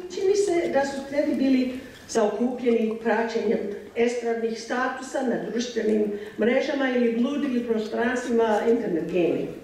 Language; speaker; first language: Croatian; non-native, fluent; English